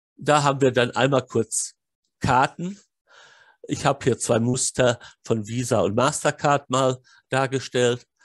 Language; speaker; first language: German; native; German